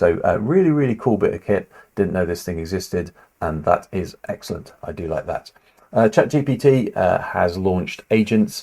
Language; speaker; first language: English; native; English